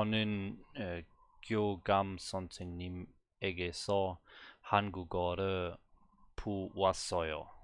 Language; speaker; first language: Korean; non-native, learner; German